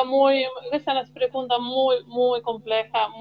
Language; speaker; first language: Spanish; non-native, learner; Italian